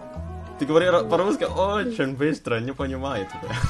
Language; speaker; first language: Russian; non-native, learner; Indonesian